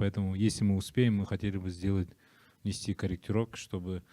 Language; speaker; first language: Russian; native; Russian